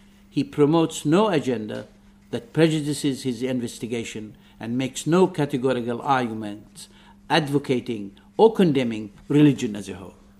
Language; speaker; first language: English; non-native, fluent; Arabic